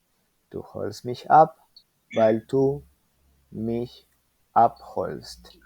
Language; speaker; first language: German; non-native, fluent; Spanish